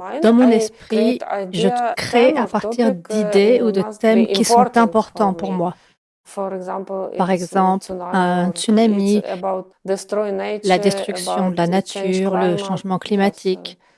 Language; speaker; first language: French; non-native, fluent; Ukrainian